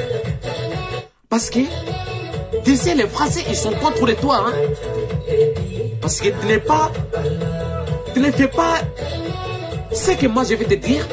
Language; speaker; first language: French; non-native, local second language; Bambara